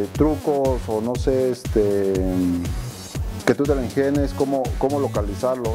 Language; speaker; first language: Spanish; native; Spanish